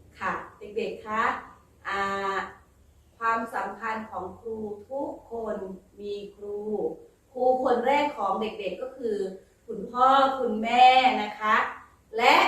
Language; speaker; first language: Thai; native; Thai